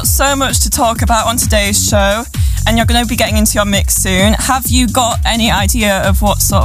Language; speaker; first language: English; native; English